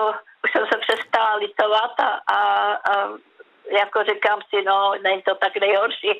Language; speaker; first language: Czech; native; Czech